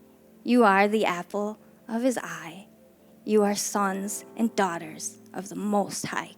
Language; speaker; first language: English; native; English